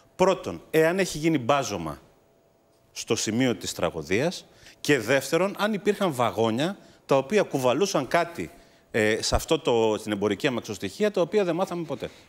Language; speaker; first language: Greek; native; Greek